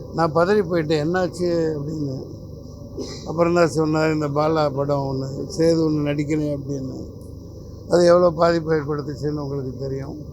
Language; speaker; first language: Tamil; native; Tamil